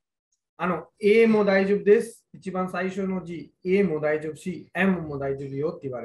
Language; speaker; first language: Japanese; non-native, fluent; Hindi